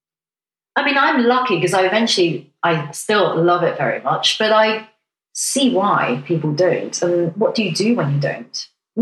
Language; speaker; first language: English; non-native, local second language; Cantonese